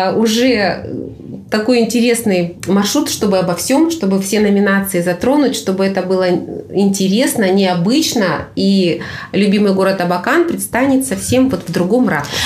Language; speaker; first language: Russian; native; Russian